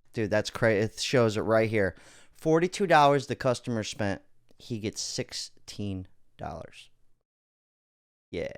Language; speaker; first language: English; native; English